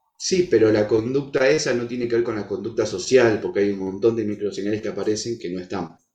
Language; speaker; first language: Spanish; native; Spanish